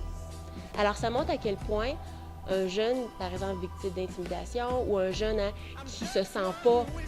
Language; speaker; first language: French; native; French